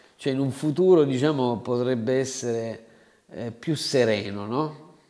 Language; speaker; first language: Italian; native; Italian